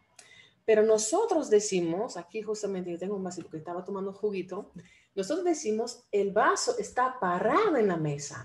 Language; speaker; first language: Spanish; non-native, fluent; Dutch